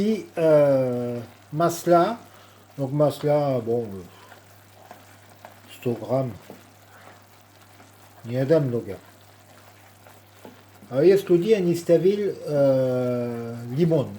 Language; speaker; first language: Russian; non-native, learner; French